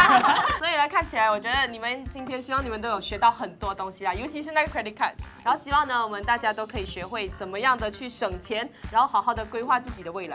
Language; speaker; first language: Chinese; native; Chinese